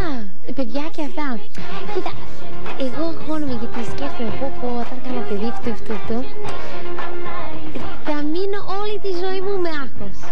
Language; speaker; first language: Greek; early bilingual, heritage; English